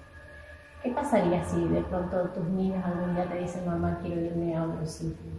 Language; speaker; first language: Spanish; native; Spanish